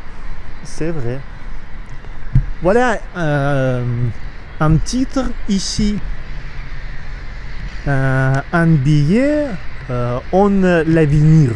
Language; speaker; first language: French; non-native, learner; Russian